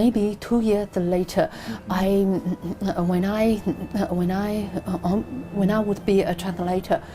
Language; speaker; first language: English; non-native, learner; Chinese